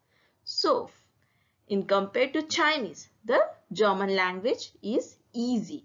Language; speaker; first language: English; non-native, fluent; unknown